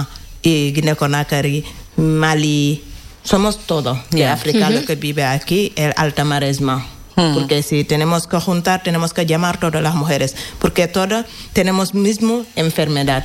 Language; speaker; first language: Spanish; non-native, learner; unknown